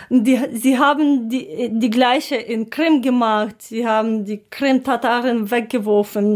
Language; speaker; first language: German; non-native, learner; Ukrainian